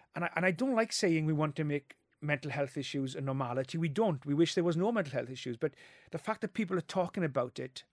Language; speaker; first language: English; non-native, local second language; Welsh